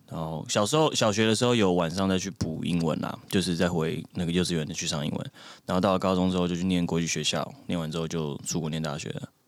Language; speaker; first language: Chinese; native; Chinese